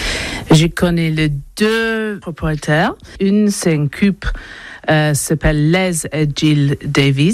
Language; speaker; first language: French; non-native, learner; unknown